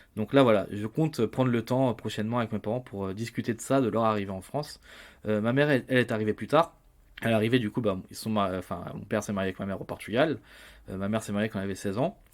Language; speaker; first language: French; native; French